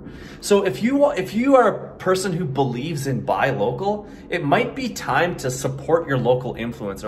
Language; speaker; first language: English; native; English